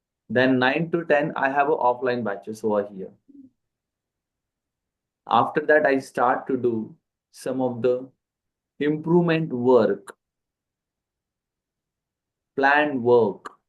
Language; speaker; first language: English; non-native, local second language; Marathi